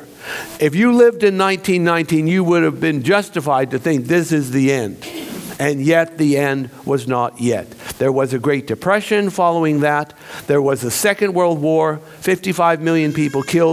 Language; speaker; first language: English; native; English